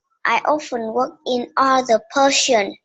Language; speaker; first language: English; non-native, learner; Vietnamese